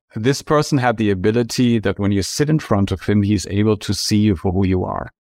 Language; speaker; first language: English; non-native, fluent; German